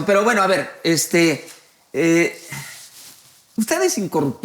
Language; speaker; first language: Spanish; native; Spanish